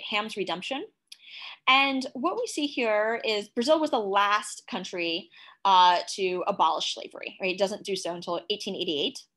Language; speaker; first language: English; native; English